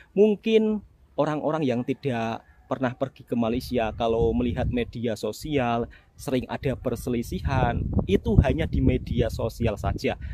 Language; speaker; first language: Indonesian; native; Indonesian